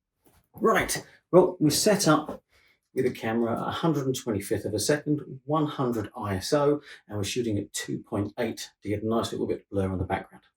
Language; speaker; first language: English; native; English